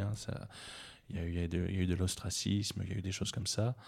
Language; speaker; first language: French; native; French